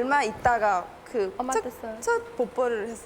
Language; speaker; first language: Korean; non-native, learner; Polish